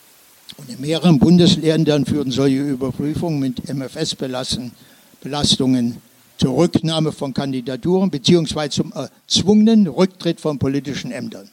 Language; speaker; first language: German; native; German